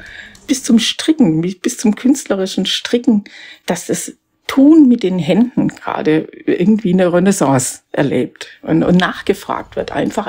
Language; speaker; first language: German; native; German